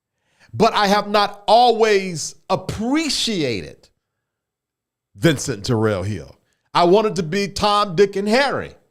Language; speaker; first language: English; native; English